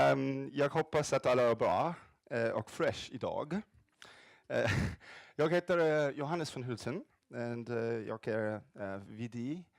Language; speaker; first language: Swedish; non-native, fluent; German